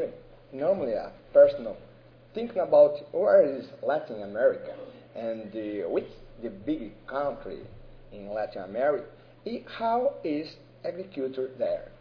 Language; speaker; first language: English; non-native, learner; Portuguese